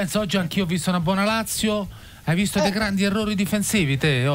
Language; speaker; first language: Italian; native; Italian